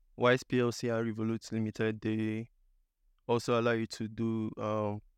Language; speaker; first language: English; non-native, local second language; Igbo